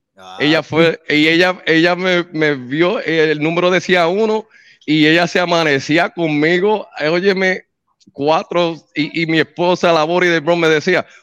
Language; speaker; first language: Spanish; native; Spanish